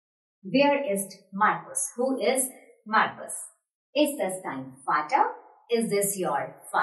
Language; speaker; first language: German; non-native, fluent; Hindi